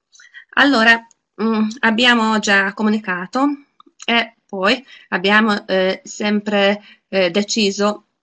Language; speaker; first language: Italian; non-native, fluent; Hungarian